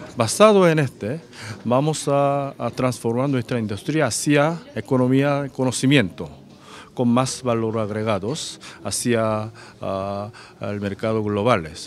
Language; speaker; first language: Spanish; non-native, fluent; Korean